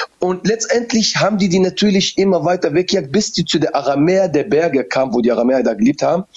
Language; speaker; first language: German; early bilingual, other home language; Turoyo